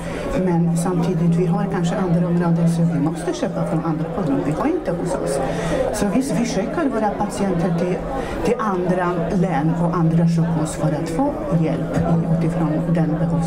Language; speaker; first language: Swedish; non-native, fluent; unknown